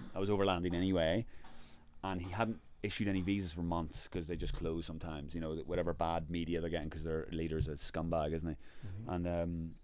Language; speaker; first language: English; native; English